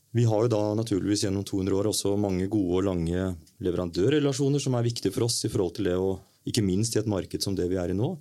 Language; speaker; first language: Norwegian; native; Norwegian